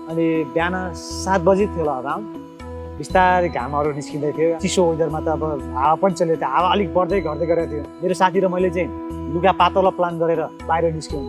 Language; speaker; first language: Nepali; non-native, local second language; Sherpa